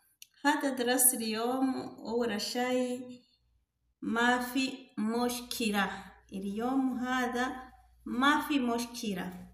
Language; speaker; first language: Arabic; non-native, learner; Rundi